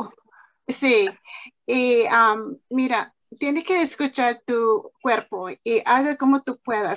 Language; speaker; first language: Spanish; early bilingual, heritage; English